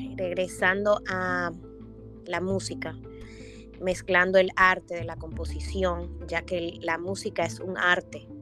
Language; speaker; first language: Spanish; native; Spanish